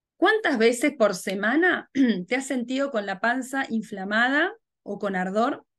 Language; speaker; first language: Spanish; native; Spanish